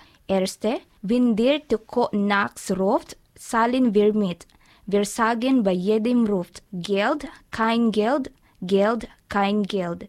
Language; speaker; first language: German; non-native, learner; Filipino